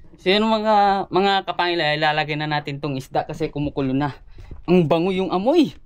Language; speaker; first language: Filipino; non-native, local second language; Iloko